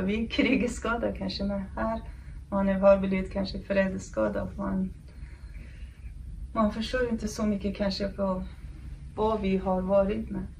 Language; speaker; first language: Swedish; non-native, fluent; Kurdish